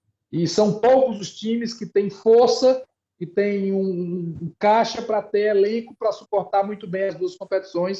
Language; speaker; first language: Portuguese; native; Portuguese